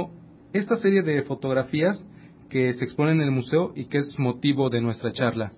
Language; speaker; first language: Spanish; native; Spanish